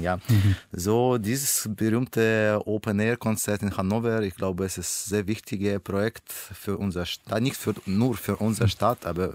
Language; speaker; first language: German; non-native, learner; Russian